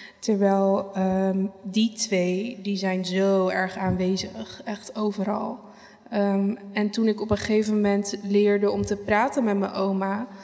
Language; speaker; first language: Dutch; non-native, local second language; Papiamento